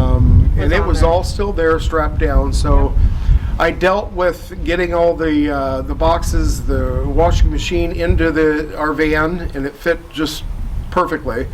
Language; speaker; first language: English; native; English